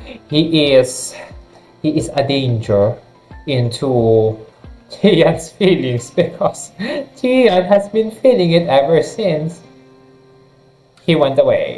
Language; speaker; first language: English; non-native, local second language; Filipino